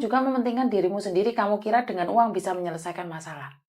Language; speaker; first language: Malay; native; Malay